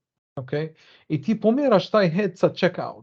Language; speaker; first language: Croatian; early bilingual, heritage; Bosnian